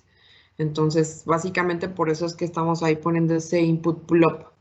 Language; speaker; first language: Spanish; native; Spanish